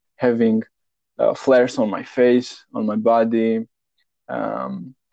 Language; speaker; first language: English; non-native, fluent; Romanian